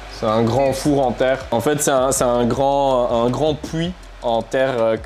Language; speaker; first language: French; early bilingual, other home language; Russian